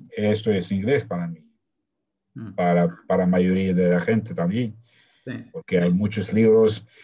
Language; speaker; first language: Spanish; non-native, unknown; Russian